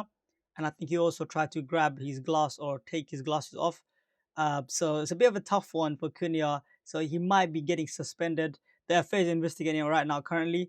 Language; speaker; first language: English; native; English